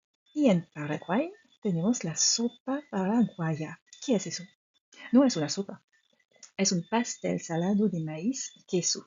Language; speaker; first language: Spanish; non-native, fluent; French